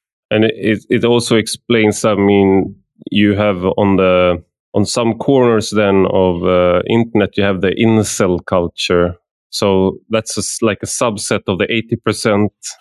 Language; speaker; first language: English; non-native, fluent; Swedish